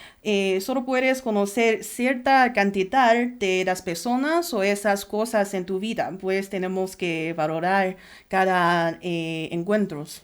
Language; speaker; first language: Spanish; non-native, learner; Chinese